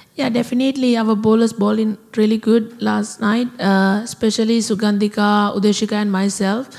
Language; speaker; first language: English; non-native, local second language; Sinhala